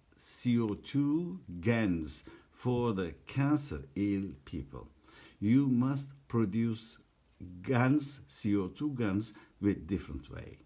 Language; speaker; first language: English; non-native, learner; Turkish